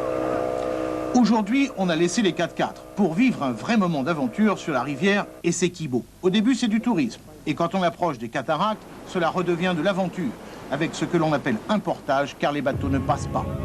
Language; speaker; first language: French; native; French